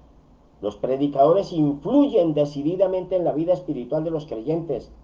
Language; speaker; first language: Spanish; native; Spanish